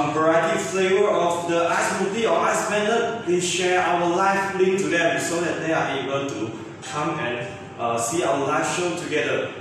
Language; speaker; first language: English; non-native, local second language; Chinese